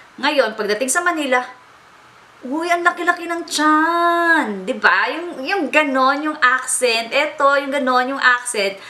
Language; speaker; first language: Filipino; native; Filipino